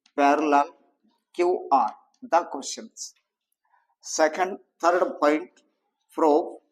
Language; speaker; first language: English; non-native, local second language; Kannada